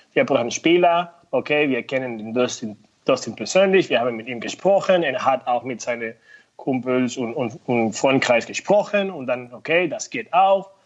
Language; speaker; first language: German; non-native, fluent; Spanish